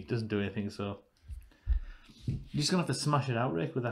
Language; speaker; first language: English; native; English